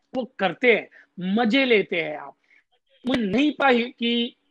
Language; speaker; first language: Hindi; native; Hindi